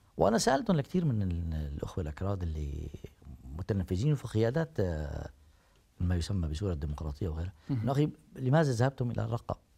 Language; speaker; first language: Arabic; native; Arabic